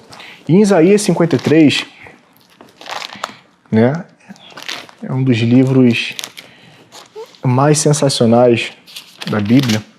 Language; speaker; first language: Portuguese; native; Portuguese